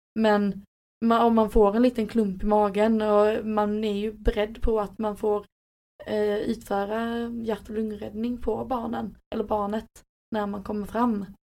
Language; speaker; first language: Swedish; native; Swedish